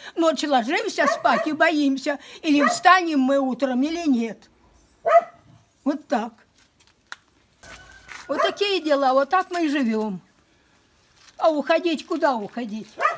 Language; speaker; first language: Russian; native; Russian